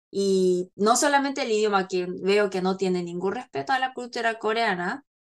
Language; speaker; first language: Spanish; non-native, fluent; Korean